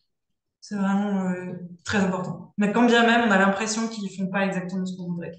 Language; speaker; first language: French; native; French